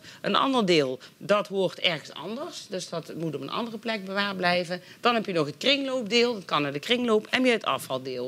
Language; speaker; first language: Dutch; native; Dutch